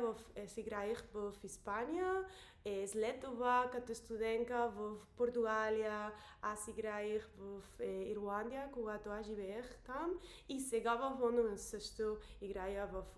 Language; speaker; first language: Bulgarian; non-native, learner; Spanish